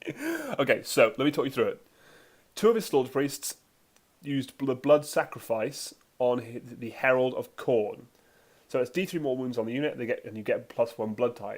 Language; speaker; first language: English; native; English